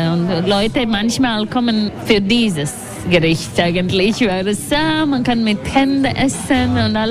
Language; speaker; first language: German; non-native, fluent; Latvian